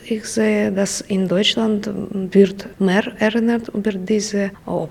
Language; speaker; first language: German; non-native, learner; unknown